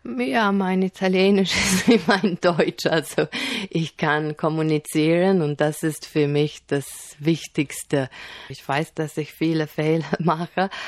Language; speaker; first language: German; non-native, fluent; Polish